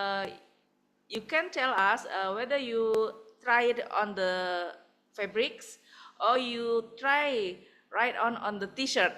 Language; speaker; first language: English; non-native, fluent; Indonesian